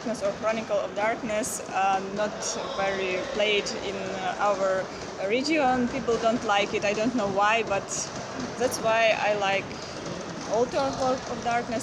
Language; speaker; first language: English; non-native, learner; Ukrainian